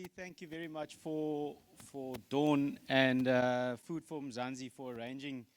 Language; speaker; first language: English; non-native, local second language; Afrikaans